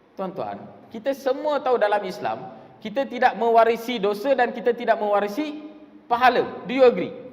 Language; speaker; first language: Malay; non-native, local second language; Tamil